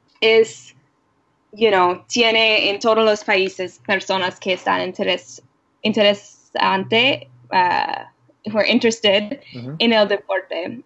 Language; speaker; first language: Spanish; non-native, learner; English